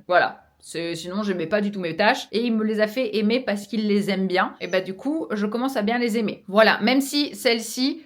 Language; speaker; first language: French; early bilingual, other home language; Portuguese